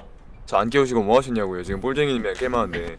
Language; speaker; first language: Korean; native; Korean